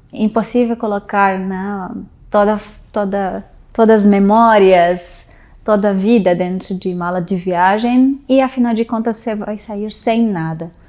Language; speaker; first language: Portuguese; non-native, fluent; Arabic